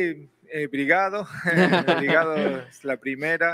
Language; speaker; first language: Portuguese; non-native, learner; Spanish